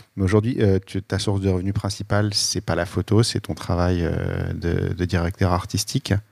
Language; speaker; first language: French; native; French